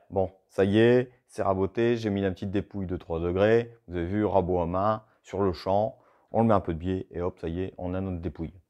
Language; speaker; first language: French; native; French